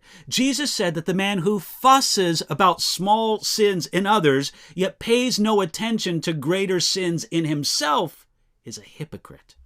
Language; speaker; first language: English; native; English